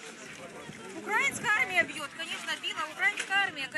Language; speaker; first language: Russian; native; Russian